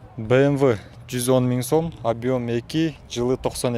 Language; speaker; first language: Kyrgyz; native; Kyrgyz